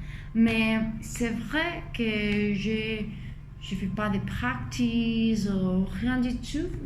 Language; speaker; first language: French; non-native, fluent; Spanish